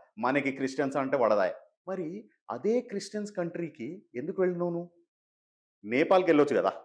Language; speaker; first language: Telugu; native; Telugu